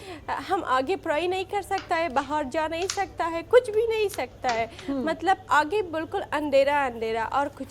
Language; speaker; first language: Hindi; non-native, learner; Persian